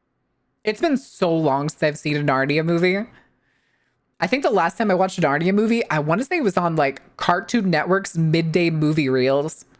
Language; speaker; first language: English; native; English